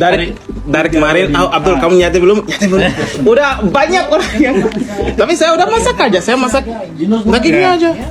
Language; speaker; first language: Indonesian; non-native, fluent; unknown